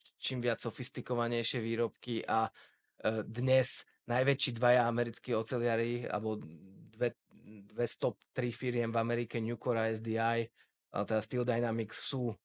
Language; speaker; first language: Slovak; native; Slovak